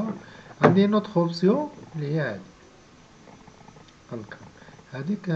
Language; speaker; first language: Arabic; native; Arabic